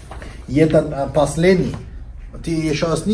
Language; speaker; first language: Russian; non-native, fluent; Portuguese